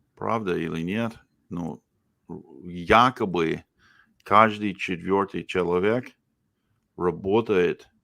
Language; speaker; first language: Russian; non-native, fluent; English